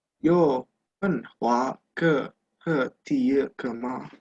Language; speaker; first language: Chinese; non-native, learner; Indonesian